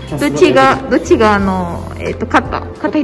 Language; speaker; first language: Japanese; non-native, learner; Indonesian